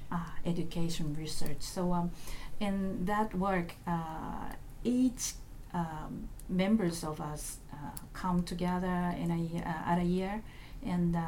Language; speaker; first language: English; non-native, learner; Japanese